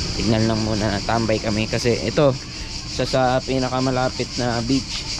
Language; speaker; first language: Filipino; native; Filipino